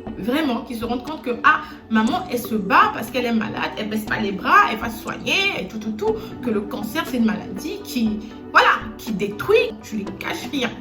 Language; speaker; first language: French; non-native, local second language; Lingala